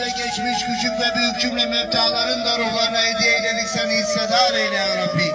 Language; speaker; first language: Turkish; native; Turkish